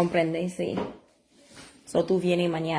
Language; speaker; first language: Spanish; non-native, learner; Haitian Creole